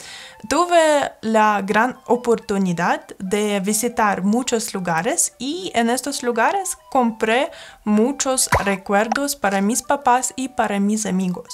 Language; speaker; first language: Spanish; non-native, fluent; Russian